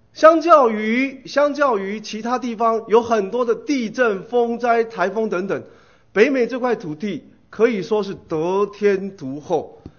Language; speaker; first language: Chinese; native; Chinese